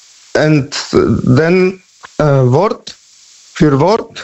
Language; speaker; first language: German; non-native, learner; Polish